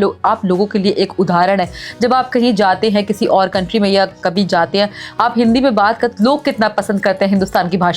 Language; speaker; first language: Hindi; native; Hindi